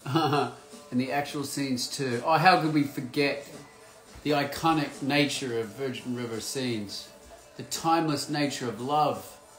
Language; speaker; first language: English; native; English